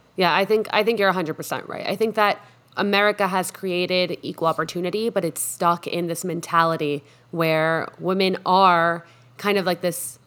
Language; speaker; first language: English; non-native, fluent; Spanish